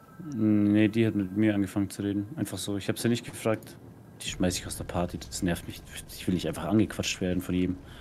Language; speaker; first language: German; native; German